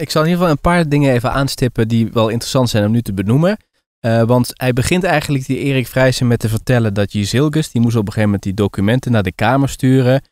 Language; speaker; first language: Dutch; native; Dutch